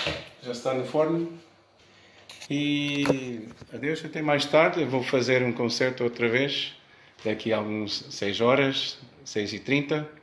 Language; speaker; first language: Portuguese; early bilingual, heritage; Portuguese